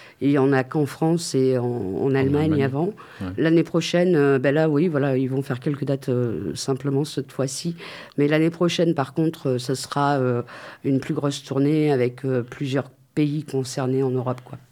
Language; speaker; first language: French; native; French